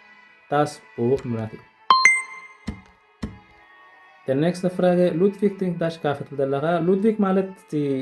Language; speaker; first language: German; non-native, fluent; Tigrinya